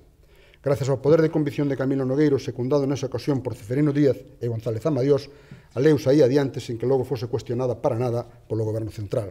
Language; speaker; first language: Galician; native; Galician